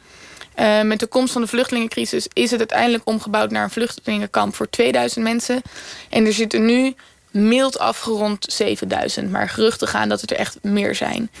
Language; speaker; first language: Dutch; native; Dutch